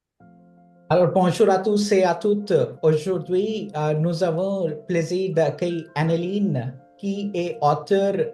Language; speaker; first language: French; non-native, fluent; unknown